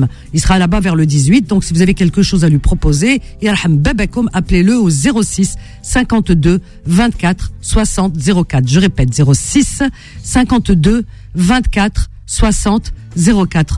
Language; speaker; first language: French; native; French